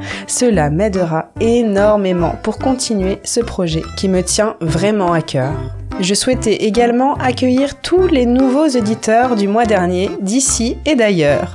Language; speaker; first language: French; native; French